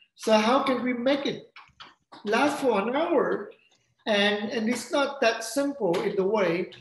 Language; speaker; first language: English; non-native, fluent; Vietnamese